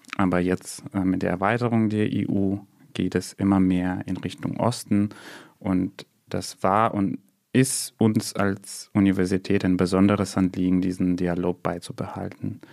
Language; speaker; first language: German; non-native, fluent; Russian